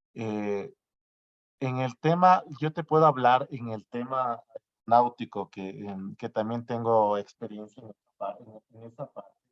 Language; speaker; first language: Spanish; native; Spanish